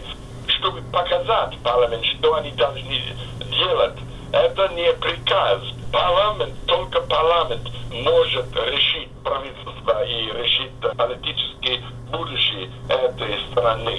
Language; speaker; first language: Russian; non-native, fluent; English